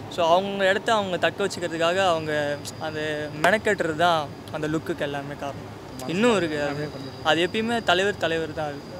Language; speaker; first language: Tamil; native; Tamil